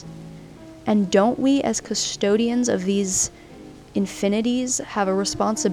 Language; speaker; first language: English; native; English